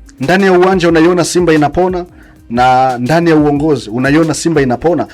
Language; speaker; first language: Swahili; native; Swahili